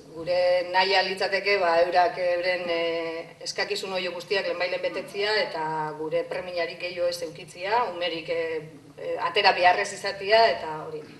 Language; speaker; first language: Basque; native; Basque